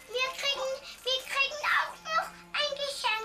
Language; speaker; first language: German; native; German